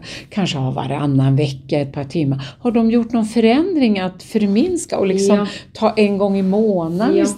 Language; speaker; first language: Swedish; native; Swedish